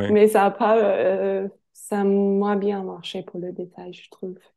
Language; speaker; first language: French; non-native, fluent; English